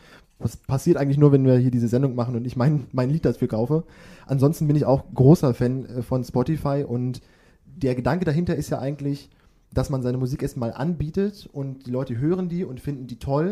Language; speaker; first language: German; native; German